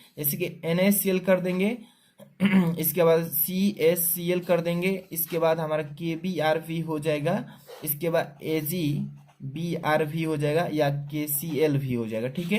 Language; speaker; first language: Hindi; native; Hindi